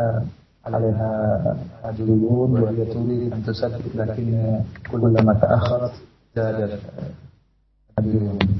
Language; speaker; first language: Arabic; non-native, fluent; Indonesian